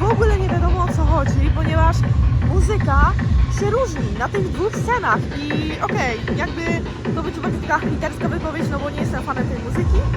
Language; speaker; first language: Polish; native; Polish